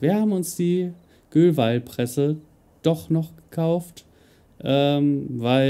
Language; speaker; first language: German; native; German